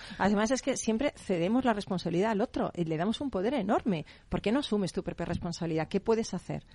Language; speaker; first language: Spanish; native; Spanish